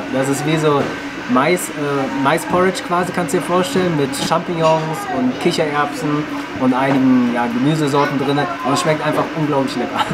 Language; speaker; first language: German; native; German